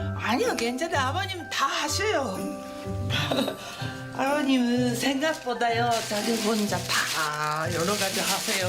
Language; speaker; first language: Korean; non-native, fluent; Japanese